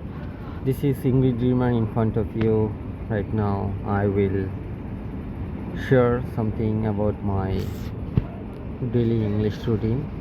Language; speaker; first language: English; non-native, learner; Bangla